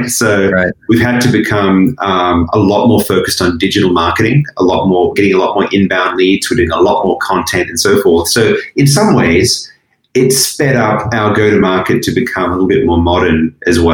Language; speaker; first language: English; native; English